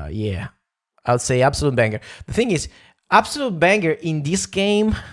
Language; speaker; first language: English; non-native, fluent; Italian